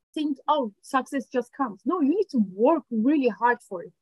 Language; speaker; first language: English; non-native, fluent; Turkish